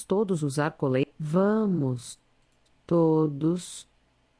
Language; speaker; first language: Portuguese; non-native, learner; English